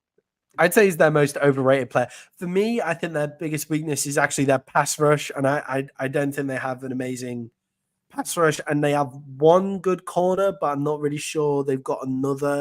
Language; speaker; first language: English; native; English